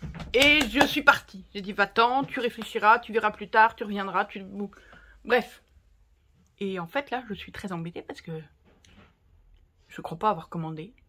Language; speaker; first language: French; native; French